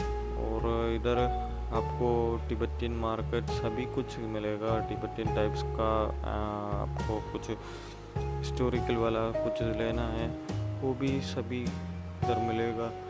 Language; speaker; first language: Hindi; non-native, local second language; Malayalam